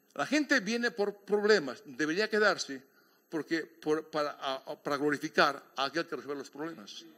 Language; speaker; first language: Spanish; native; Spanish